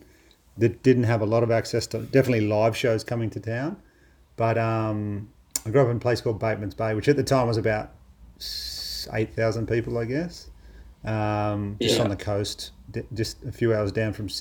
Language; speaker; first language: English; native; English